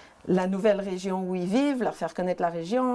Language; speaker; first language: French; native; French